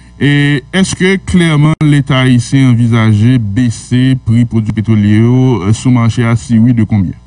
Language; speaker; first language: French; non-native, local second language; Haitian Creole